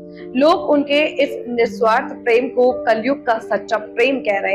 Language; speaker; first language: Hindi; native; Hindi